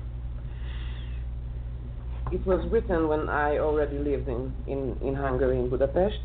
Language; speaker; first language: English; non-native, learner; Serbian